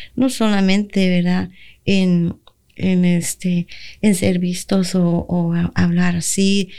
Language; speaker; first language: Spanish; native; Spanish